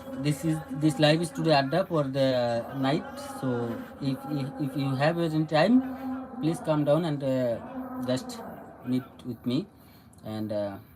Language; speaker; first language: English; non-native, learner; Bangla